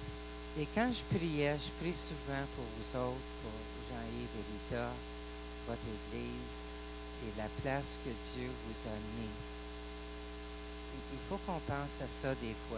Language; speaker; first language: French; non-native, local second language; English